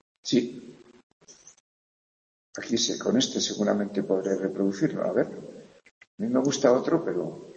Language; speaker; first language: Spanish; native; Spanish